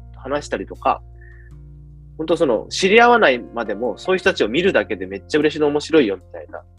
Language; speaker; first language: Japanese; native; Japanese